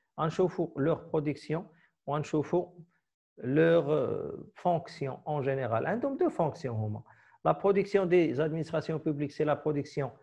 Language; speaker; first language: French; non-native, local second language; Arabic